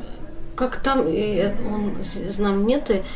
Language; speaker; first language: Russian; non-native, learner; Azerbaijani